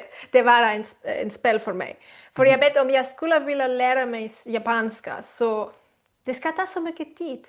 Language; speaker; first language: Swedish; non-native, learner; Spanish